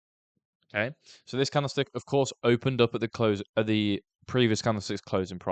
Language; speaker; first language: English; native; English